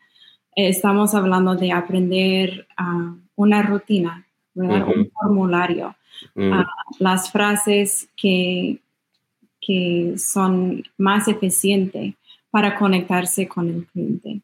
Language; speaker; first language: Spanish; non-native, fluent; English